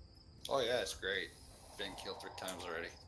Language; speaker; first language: English; native; English